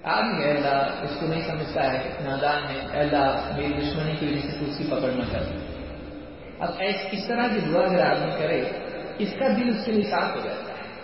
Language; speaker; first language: Urdu; native; Urdu